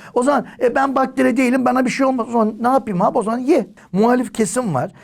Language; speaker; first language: Turkish; native; Turkish